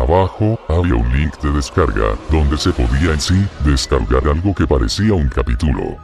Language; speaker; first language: Spanish; native; Spanish